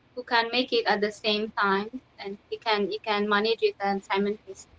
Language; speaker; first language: English; non-native, fluent; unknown